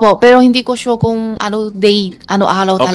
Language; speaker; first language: Filipino; non-native, learner; Chinese